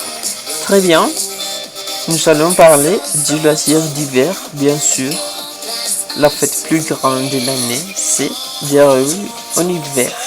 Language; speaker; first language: French; non-native, fluent; Spanish